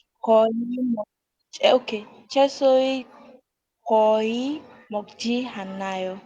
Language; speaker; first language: Korean; non-native, learner; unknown